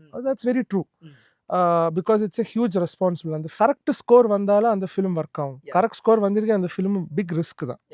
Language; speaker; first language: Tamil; non-native, learner; Malayalam